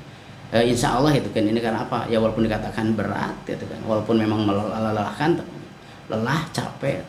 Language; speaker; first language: Indonesian; non-native, local second language; Sundanese